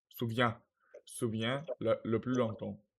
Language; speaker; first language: French; non-native, learner; Russian